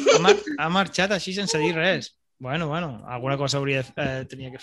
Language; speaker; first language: Catalan; native; Catalan